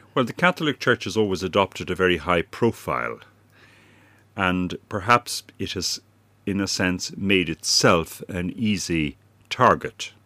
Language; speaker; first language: English; native; English